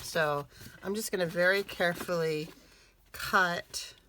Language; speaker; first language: English; native; English